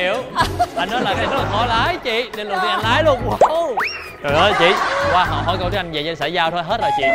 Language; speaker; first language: Vietnamese; native; Vietnamese